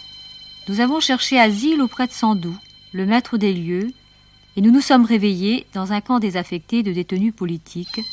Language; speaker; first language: French; native; French